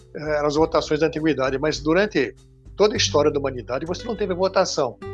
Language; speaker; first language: Portuguese; non-native, fluent; Hebrew